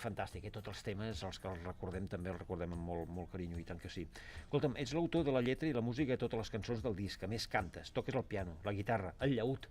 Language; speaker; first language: Catalan; native; Catalan